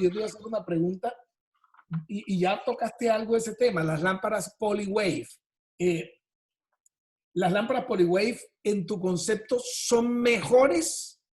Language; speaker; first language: Spanish; native; Spanish